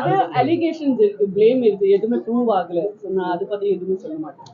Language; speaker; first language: Tamil; non-native, learner; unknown